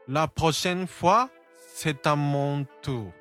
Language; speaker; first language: French; non-native, learner; Japanese